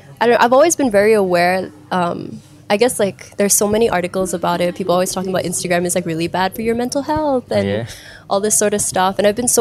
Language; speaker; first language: English; native; English